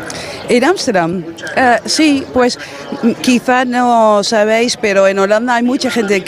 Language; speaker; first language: Spanish; non-native, fluent; Dutch